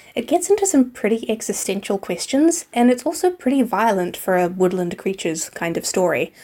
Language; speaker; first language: English; native; English